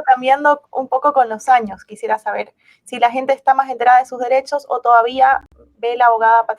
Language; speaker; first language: Spanish; native; Spanish